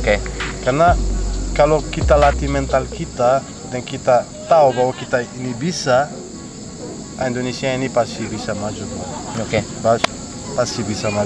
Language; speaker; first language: Indonesian; non-native, fluent; Arabic